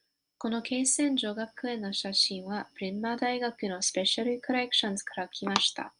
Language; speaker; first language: Japanese; non-native, learner; English